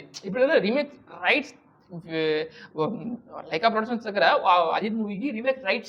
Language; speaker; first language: Telugu; non-native, learner; Tamil